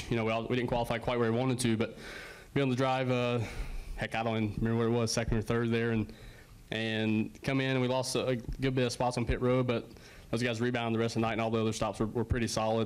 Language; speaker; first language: English; native; English